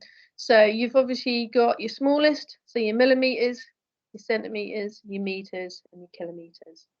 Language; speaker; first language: English; native; English